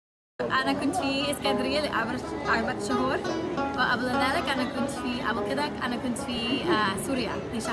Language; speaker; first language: Arabic; non-native, learner; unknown